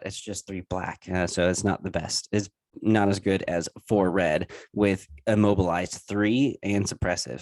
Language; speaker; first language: English; native; English